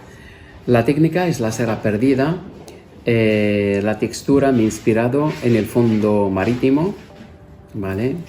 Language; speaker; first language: Spanish; non-native, fluent; Arabic